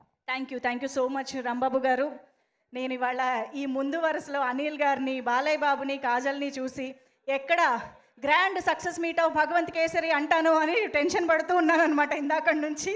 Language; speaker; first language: Telugu; native; Telugu